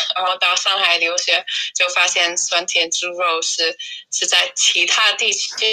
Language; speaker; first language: Chinese; non-native, fluent; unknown